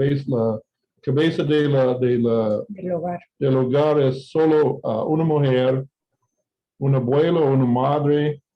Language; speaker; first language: Spanish; non-native, fluent; English